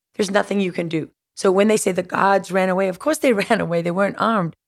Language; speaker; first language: English; native; English